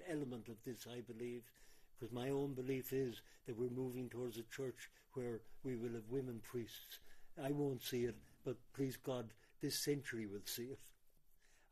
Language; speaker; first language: English; native; English